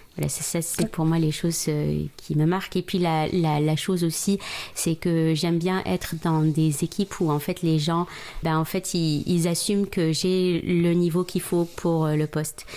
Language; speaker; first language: French; non-native, local second language; Arabic